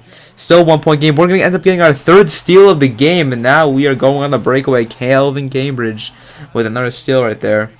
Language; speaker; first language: English; native; English